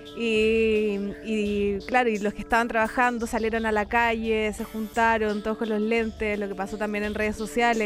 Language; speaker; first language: Spanish; native; Spanish